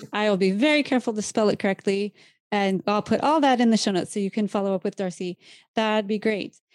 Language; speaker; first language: English; native; English